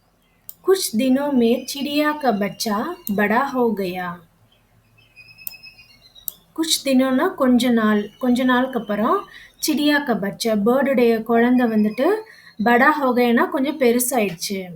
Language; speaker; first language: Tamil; native; Tamil